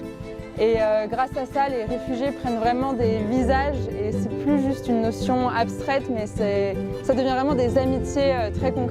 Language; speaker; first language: French; native; French